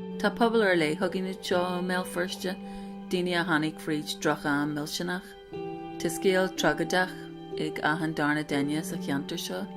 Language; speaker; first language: Irish; non-native, local second language; English